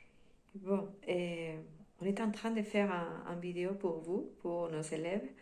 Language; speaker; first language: French; non-native, fluent; Spanish